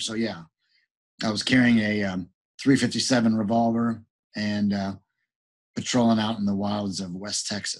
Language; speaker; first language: English; native; English